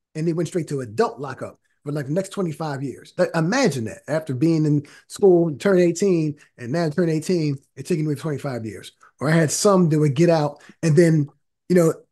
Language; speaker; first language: English; native; English